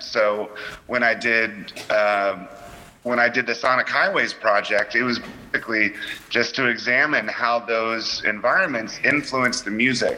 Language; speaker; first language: English; native; English